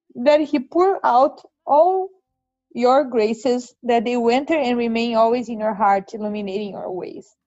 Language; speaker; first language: English; non-native, fluent; Portuguese